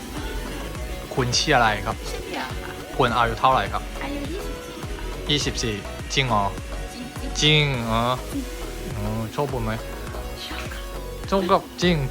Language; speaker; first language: Thai; non-native, learner; Cantonese